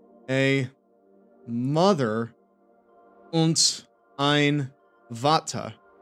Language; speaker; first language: German; non-native, learner; English